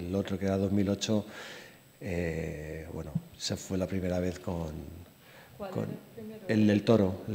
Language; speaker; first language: Spanish; native; Spanish